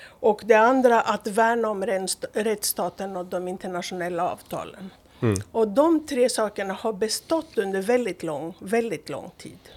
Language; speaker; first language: Swedish; non-native, fluent; Greek